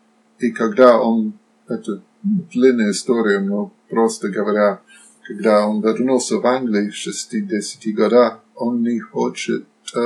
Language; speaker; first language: Russian; non-native, fluent; Slovak